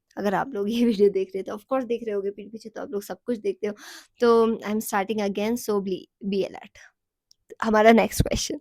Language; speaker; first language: Hindi; non-native, local second language; Sicilian